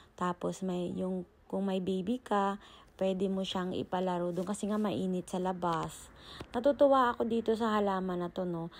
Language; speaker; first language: Filipino; native; Filipino